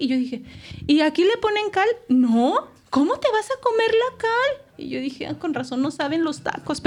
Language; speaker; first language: Spanish; native; Spanish